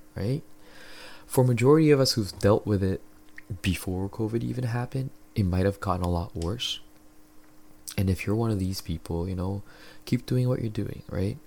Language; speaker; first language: English; non-native, local second language; Filipino